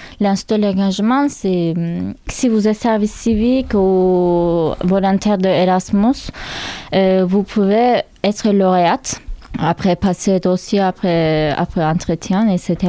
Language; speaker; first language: French; non-native, learner; Turkish